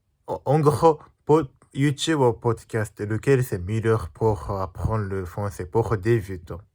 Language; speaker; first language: French; non-native, learner; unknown